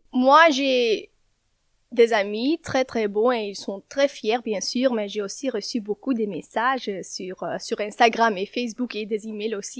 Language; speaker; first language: French; non-native, learner; Dutch